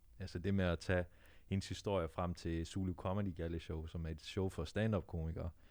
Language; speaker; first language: Danish; native; Danish